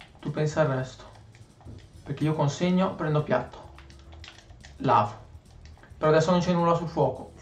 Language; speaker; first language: Italian; native; Italian